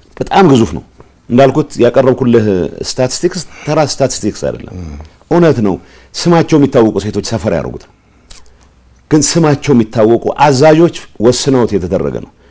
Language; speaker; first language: Amharic; non-native, local second language; Tigrinya